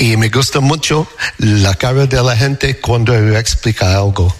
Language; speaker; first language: Spanish; non-native, learner; English